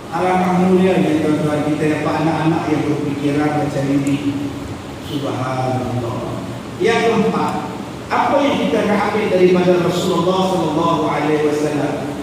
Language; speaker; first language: Malay; native; Malay